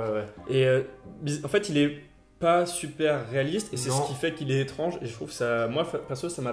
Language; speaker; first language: French; native; French